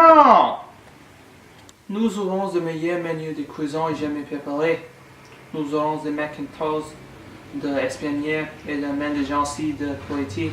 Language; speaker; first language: French; non-native, learner; English